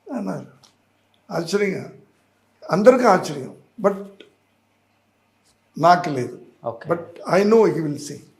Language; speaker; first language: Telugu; non-native, learner; Tamil